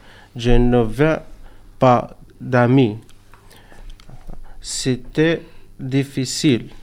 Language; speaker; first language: French; non-native, learner; Arabic